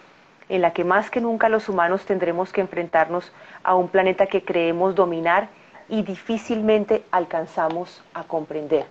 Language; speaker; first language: Spanish; native; Spanish